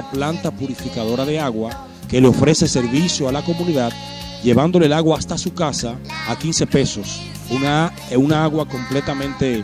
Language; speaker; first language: Spanish; native; Spanish